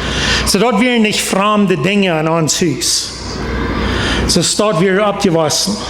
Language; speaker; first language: German; non-native, learner; Plautdietsch